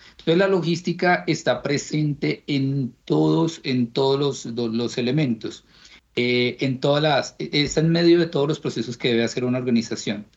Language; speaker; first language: Spanish; native; Spanish